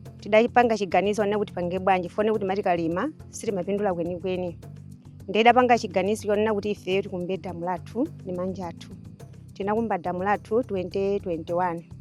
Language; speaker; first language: Nyanja; native; Nyanja